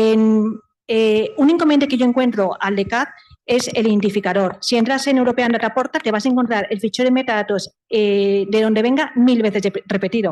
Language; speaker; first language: Spanish; native; Spanish